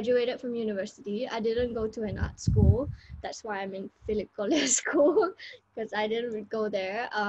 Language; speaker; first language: English; native; English